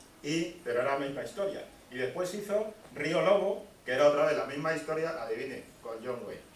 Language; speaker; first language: Spanish; native; Spanish